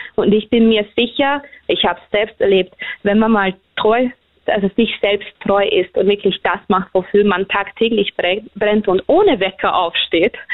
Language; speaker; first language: German; early bilingual, other home language; Hungarian